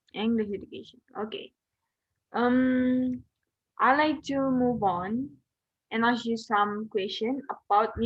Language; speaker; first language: English; non-native, learner; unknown